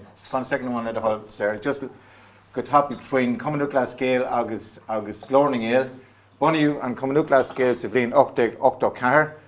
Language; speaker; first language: Irish; non-native, local second language; English